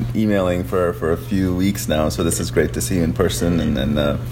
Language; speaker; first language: English; early bilingual, other home language; Urdu